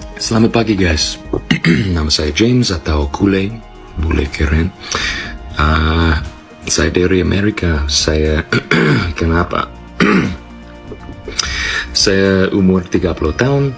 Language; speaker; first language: Indonesian; non-native, learner; English